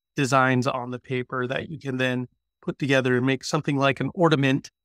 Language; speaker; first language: English; native; English